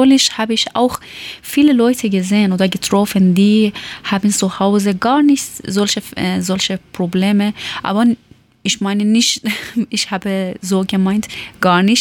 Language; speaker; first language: German; non-native, learner; Persian